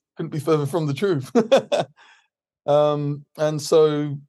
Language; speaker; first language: English; native; English